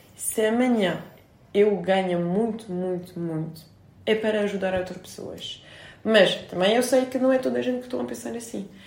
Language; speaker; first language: Portuguese; non-native, fluent; French